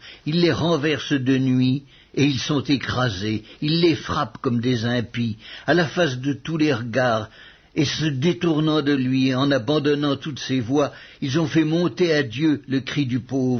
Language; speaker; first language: French; native; French